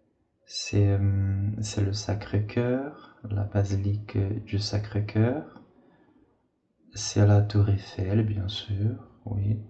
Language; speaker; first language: French; non-native, fluent; Portuguese